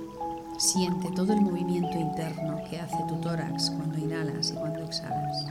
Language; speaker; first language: Spanish; native; Spanish